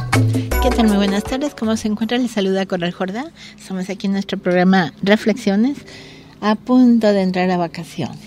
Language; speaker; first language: Spanish; native; Spanish